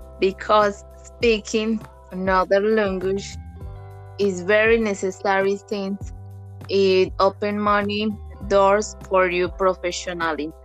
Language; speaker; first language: English; non-native, fluent; Spanish